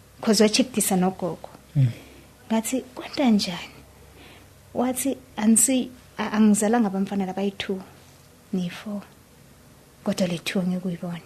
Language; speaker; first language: Zulu; native; Zulu